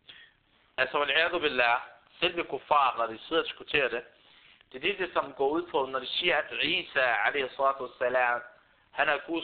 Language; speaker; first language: Danish; non-native, fluent; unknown